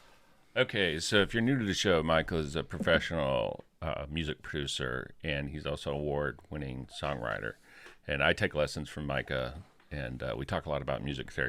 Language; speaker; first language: English; native; English